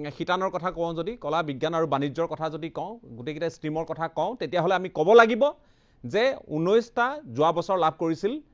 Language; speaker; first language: Assamese; native; Assamese